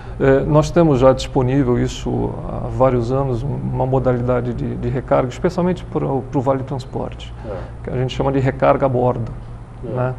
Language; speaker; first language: Portuguese; native; Portuguese